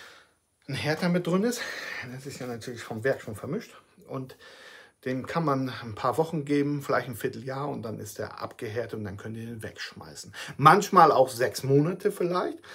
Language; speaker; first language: German; native; German